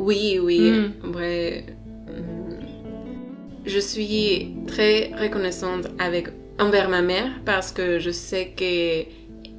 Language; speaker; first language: French; non-native, learner; Spanish